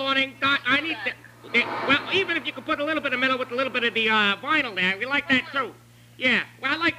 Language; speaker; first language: English; native; English